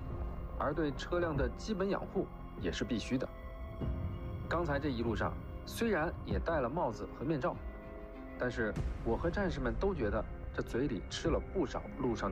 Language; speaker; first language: Chinese; native; Chinese